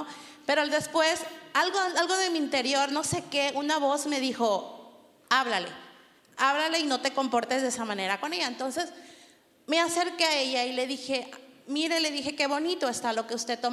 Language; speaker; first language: Spanish; native; Spanish